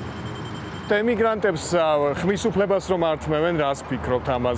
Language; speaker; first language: Georgian; native; Georgian